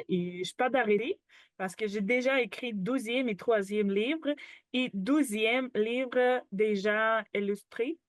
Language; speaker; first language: French; non-native, learner; Ukrainian